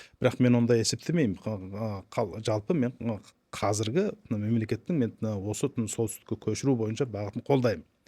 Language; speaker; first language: Kazakh; early bilingual, heritage; Kazakh